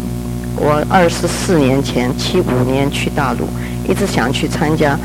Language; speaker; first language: Chinese; early bilingual, heritage; Chinese